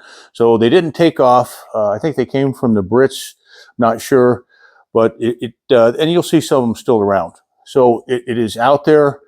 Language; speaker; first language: English; native; English